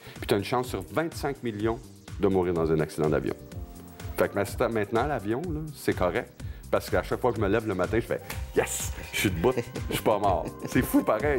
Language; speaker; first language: French; native; French